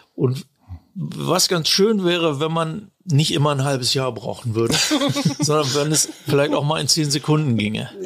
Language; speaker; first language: German; native; German